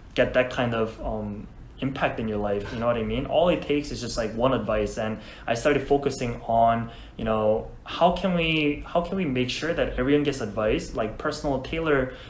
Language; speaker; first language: English; non-native, fluent; Korean